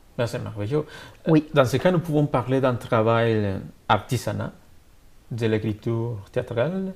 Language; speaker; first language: French; non-native, fluent; Spanish